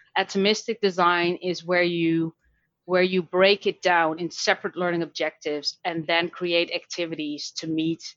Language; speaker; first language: English; non-native, fluent; Dutch